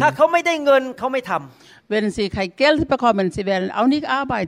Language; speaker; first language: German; non-native, learner; Thai